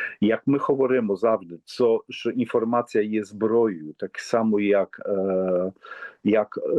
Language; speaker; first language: Polish; non-native, learner; Ukrainian